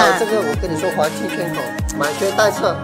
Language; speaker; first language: Chinese; native; Chinese